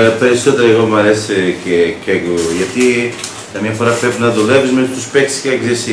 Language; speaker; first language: Greek; non-native, learner; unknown